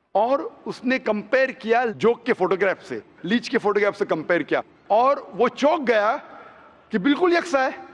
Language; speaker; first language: Hindi; non-native, local second language; Konkani